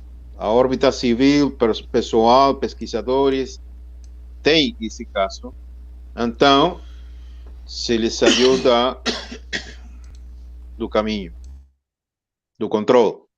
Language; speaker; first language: Portuguese; non-native, fluent; Spanish